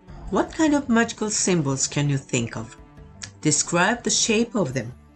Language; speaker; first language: English; non-native, fluent; Japanese